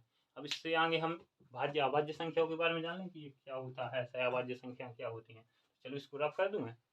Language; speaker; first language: Hindi; native; Hindi